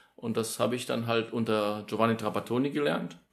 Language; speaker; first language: German; early bilingual, other home language; Polish